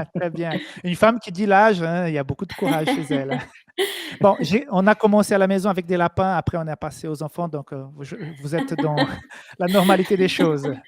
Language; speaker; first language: French; native; French